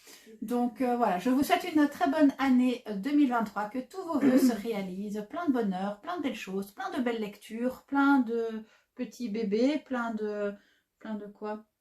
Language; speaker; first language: French; native; French